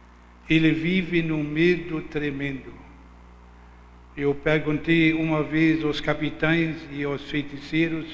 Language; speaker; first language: Portuguese; non-native, fluent; German